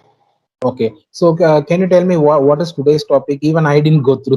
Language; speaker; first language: English; non-native, local second language; Tamil